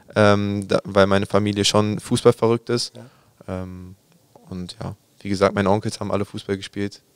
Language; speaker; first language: German; native; German